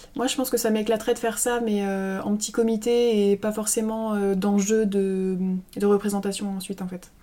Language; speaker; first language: French; native; French